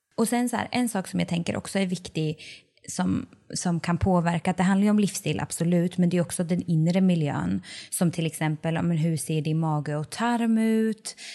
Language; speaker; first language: Swedish; native; Swedish